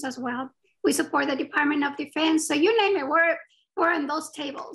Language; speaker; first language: English; non-native, fluent; Spanish